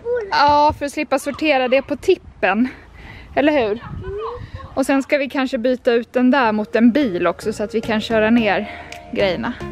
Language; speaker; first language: Swedish; native; Swedish